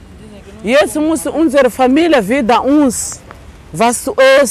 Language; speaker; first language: German; non-native, learner; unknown